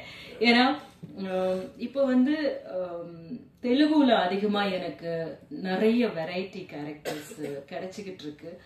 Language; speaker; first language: Tamil; native; Tamil